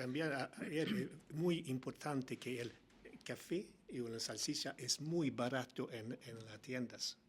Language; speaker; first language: Spanish; non-native, learner; Swedish